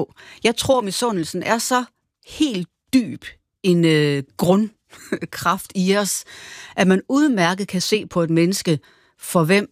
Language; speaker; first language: Danish; native; Danish